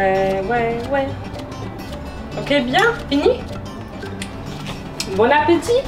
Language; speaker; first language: French; non-native, learner; English